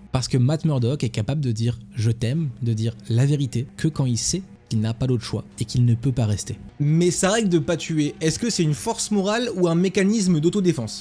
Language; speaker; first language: French; native; French